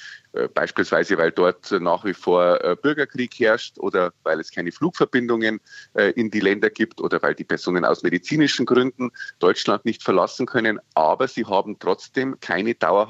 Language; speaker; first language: German; native; German